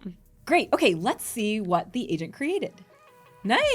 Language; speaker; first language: English; native; English